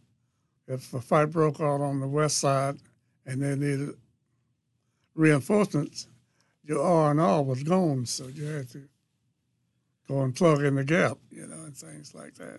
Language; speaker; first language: English; native; English